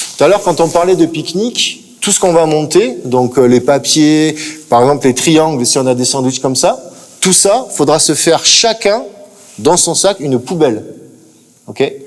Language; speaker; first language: French; native; French